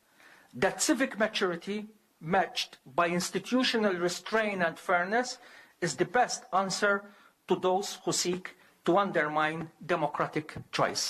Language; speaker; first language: English; non-native, local second language; Maltese